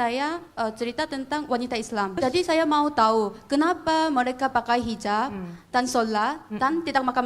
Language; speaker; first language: Indonesian; non-native, fluent; Korean